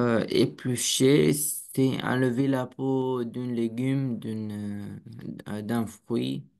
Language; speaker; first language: French; non-native, learner; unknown